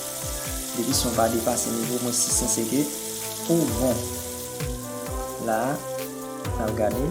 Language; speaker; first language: French; non-native, learner; Haitian Creole